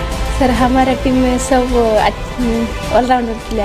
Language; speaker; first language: Hindi; non-native, local second language; Odia